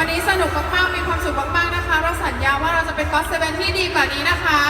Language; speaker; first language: Thai; native; Thai